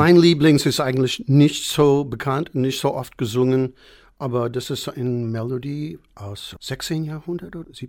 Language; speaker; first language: German; non-native, fluent; English